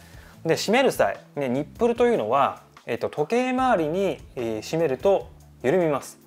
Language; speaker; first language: Japanese; native; Japanese